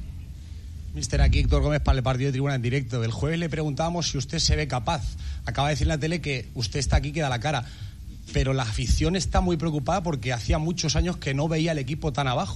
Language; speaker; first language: Spanish; native; Spanish